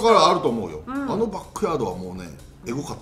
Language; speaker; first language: Japanese; native; Japanese